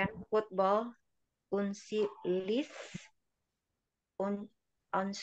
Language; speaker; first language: German; non-native, learner; Indonesian